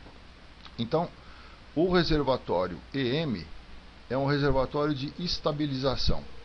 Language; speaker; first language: Portuguese; native; Portuguese